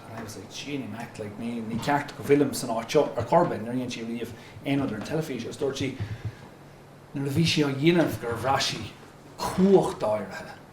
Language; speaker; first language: Irish; non-native, local second language; English